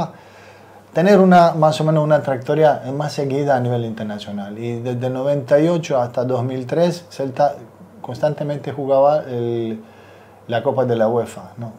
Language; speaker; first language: Spanish; non-native, fluent; Serbian